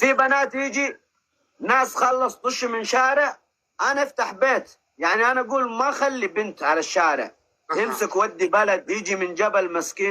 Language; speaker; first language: Arabic; non-native, learner; Oromo